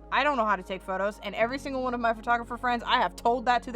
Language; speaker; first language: English; native; English